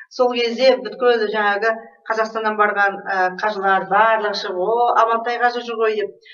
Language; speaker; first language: Kazakh; native; Kazakh